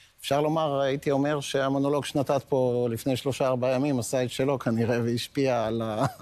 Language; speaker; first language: Hebrew; native; Hebrew